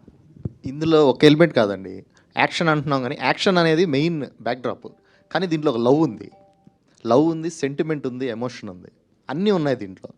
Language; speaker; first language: Telugu; native; Telugu